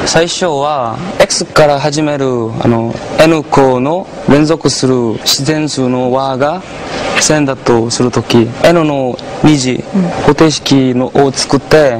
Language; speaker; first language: Japanese; non-native, fluent; Korean